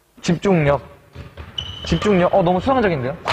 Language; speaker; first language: Korean; native; Korean